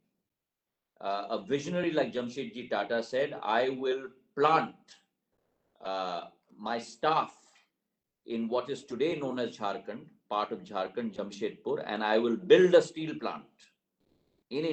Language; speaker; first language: English; non-native, local second language; Hindi